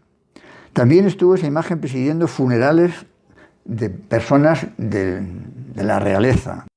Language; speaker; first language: Spanish; native; Spanish